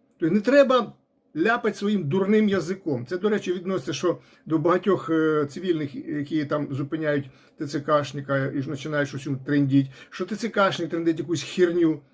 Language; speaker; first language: Ukrainian; non-native, local second language; Russian